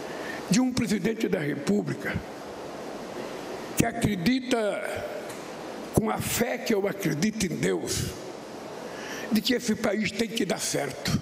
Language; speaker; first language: Portuguese; native; Portuguese